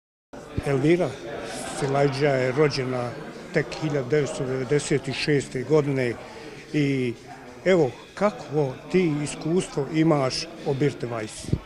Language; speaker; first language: Bosnian; native; Bosnian